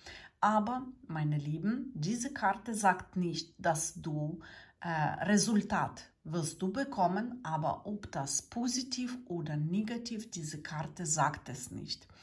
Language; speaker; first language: German; non-native, learner; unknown